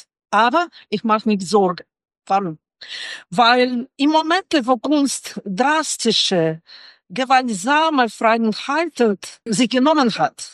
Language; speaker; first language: German; non-native, fluent; Russian